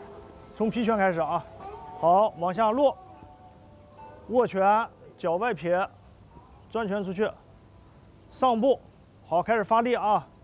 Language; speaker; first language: Chinese; native; Chinese